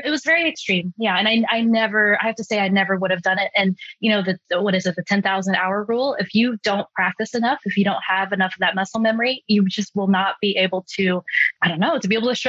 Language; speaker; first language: English; early bilingual, other home language; Chinese